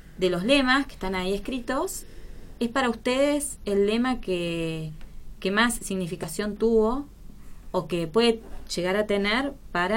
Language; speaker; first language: Spanish; native; Spanish